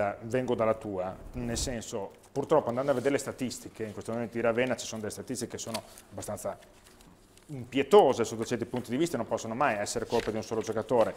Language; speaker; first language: Italian; native; Italian